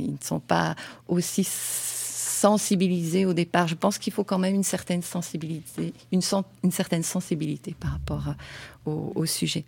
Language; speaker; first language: French; native; French